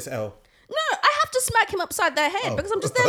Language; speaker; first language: English; native; English